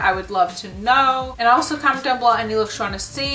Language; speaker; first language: English; native; English